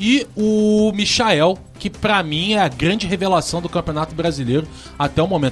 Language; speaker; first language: Portuguese; native; Portuguese